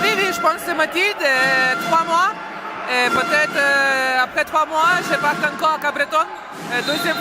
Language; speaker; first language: French; non-native, learner; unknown